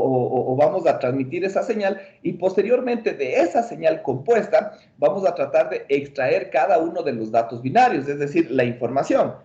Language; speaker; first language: Spanish; native; Spanish